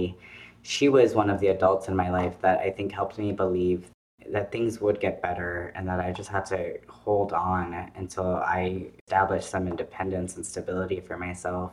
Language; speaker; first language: English; native; English